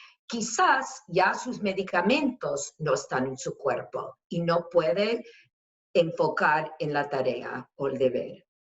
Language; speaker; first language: Spanish; non-native, fluent; English